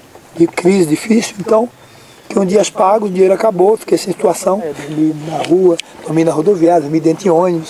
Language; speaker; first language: Portuguese; native; Portuguese